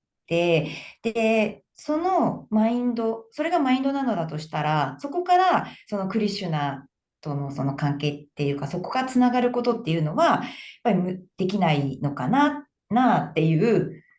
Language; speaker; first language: Japanese; native; Japanese